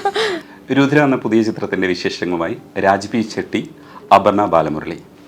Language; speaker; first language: Malayalam; native; Malayalam